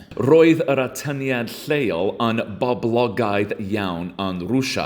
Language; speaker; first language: Welsh; non-native, learner; English